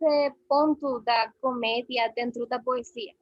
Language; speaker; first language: Portuguese; non-native, learner; Spanish